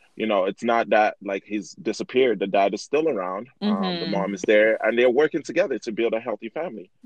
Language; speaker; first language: English; native; English